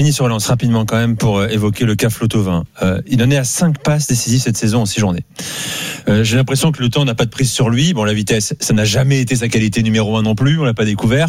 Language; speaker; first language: French; native; French